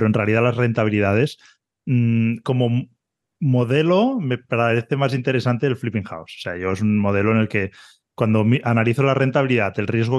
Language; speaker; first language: Spanish; native; Spanish